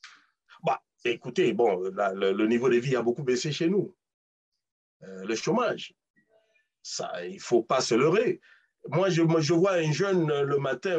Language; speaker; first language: French; non-native, local second language; Luba-Lulua